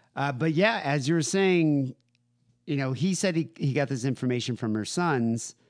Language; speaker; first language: English; native; English